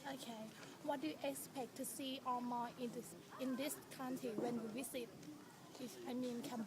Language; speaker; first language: English; non-native, learner; Thai